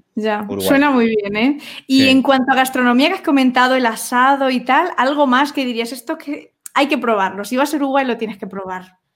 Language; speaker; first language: Spanish; native; Spanish